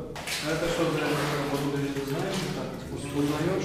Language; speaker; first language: Russian; non-native, fluent; Lithuanian